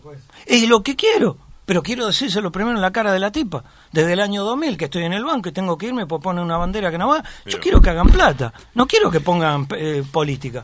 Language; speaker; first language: Spanish; native; Spanish